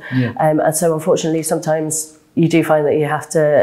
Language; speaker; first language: English; native; English